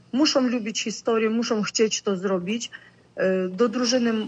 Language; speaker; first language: Polish; early bilingual, other home language; Ukrainian